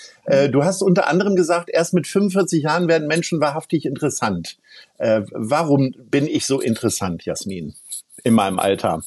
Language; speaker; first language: German; native; German